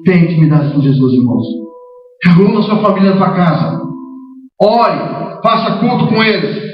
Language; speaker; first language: Portuguese; native; Portuguese